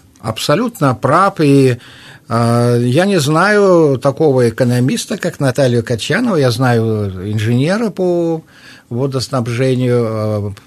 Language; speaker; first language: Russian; native; Russian